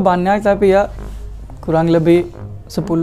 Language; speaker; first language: Indonesian; non-native, learner; Hindi